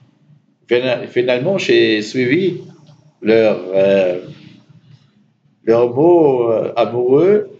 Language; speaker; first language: French; non-native, fluent; German